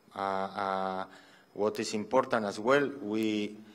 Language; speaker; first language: English; non-native, fluent; Spanish